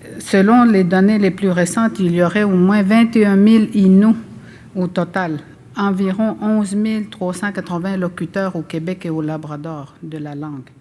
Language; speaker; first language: French; non-native, local second language; Innu-aimun